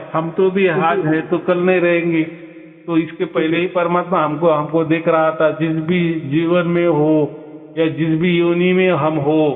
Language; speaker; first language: Hindi; native; Hindi